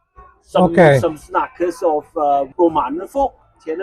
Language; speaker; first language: Norwegian; non-native, learner; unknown